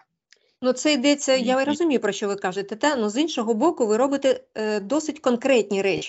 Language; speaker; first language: Ukrainian; native; Ukrainian